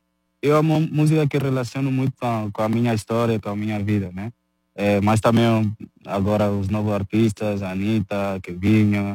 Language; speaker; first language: Portuguese; non-native, fluent; Spanish